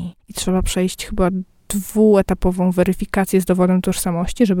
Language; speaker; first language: Polish; native; Polish